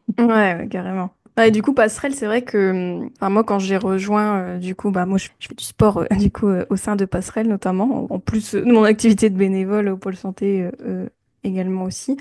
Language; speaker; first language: French; native; French